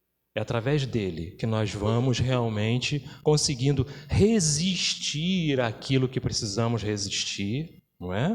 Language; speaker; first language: Portuguese; native; Portuguese